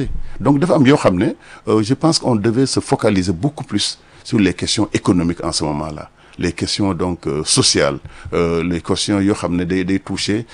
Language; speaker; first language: French; non-native, local second language; Wolof